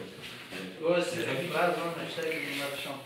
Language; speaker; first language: French; non-native, learner; Persian